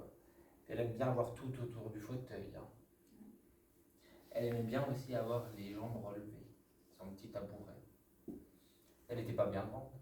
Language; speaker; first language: French; native; French